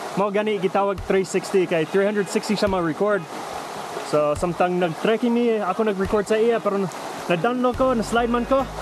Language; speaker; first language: Cebuano; non-native, fluent; English